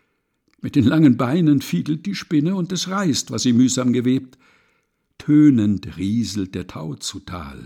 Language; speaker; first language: German; native; German